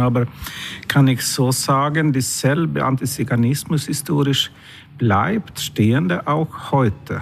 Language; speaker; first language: German; non-native, learner; Swedish